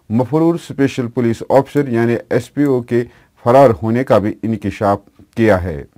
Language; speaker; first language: Urdu; non-native, local second language; Kashmiri